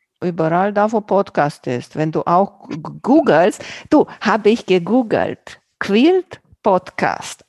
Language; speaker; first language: German; non-native, fluent; Romanian